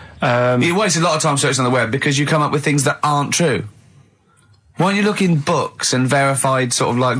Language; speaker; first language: English; native; English